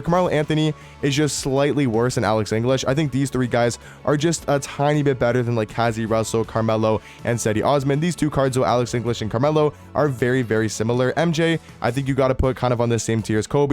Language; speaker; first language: English; native; English